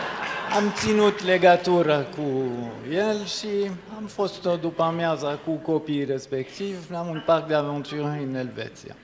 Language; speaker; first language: Romanian; non-native, fluent; French